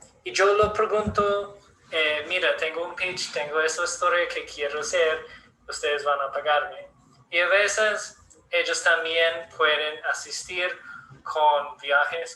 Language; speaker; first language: Spanish; non-native, learner; English